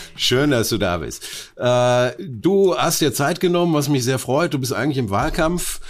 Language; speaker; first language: German; native; German